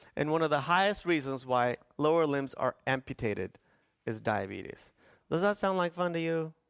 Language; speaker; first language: English; early bilingual, other home language; Spanish